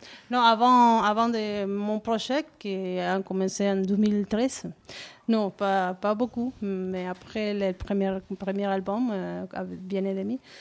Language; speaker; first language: French; non-native, learner; Spanish